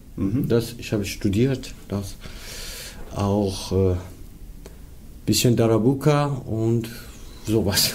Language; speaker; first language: German; non-native, learner; Persian